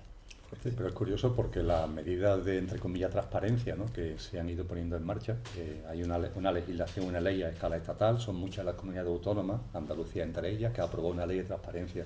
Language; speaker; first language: Spanish; native; Spanish